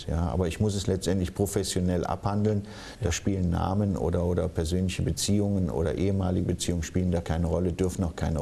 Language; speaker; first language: German; native; German